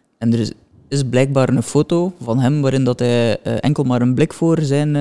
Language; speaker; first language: Dutch; native; Dutch